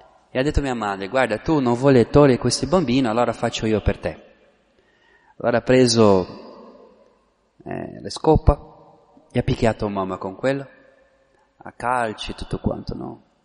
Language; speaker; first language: Italian; non-native, fluent; Portuguese